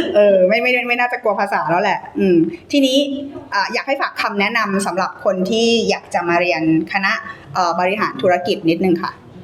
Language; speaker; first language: Thai; native; Thai